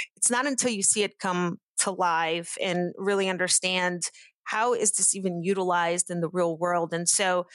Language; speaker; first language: English; early bilingual, other home language; Portuguese